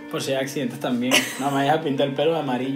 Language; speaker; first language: Spanish; native; Spanish